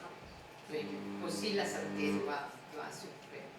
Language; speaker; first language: French; non-native, fluent; Italian